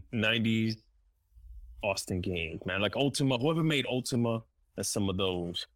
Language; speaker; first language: English; early bilingual, other home language; Spanish